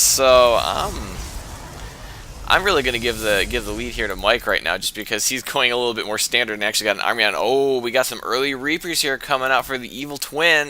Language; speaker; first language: English; native; English